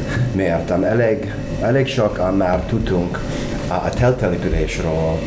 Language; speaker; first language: Hungarian; non-native, learner; English